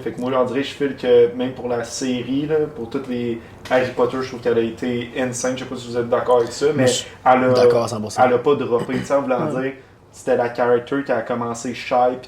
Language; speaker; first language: French; native; French